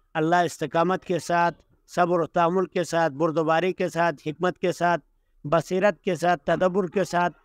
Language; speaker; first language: Urdu; non-native, local second language; Shina